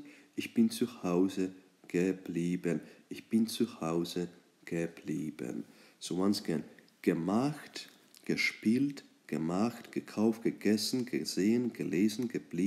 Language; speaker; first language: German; non-native, fluent; English